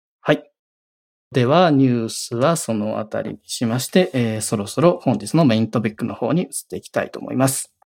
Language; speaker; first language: Japanese; native; Japanese